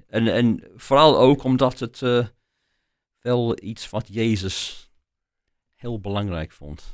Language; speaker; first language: Dutch; non-native, fluent; English